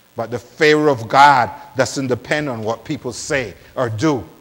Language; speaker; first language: English; non-native, fluent; Spanish